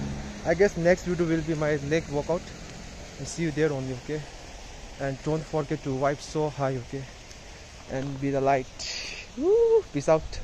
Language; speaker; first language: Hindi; non-native, local second language; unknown